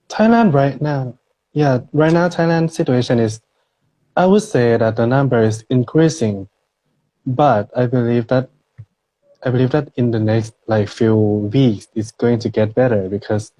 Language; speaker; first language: English; non-native, fluent; Thai